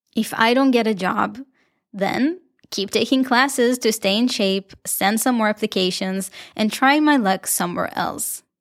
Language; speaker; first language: English; non-native, fluent; Hebrew